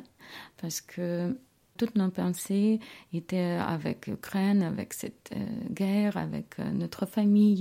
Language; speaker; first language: French; non-native, learner; Ukrainian